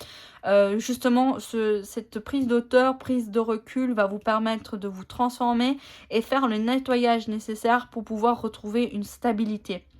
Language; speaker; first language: French; native; French